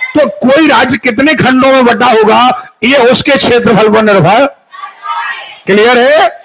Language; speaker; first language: Hindi; native; Hindi